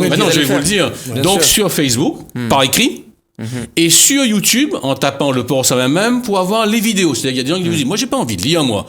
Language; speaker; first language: French; native; French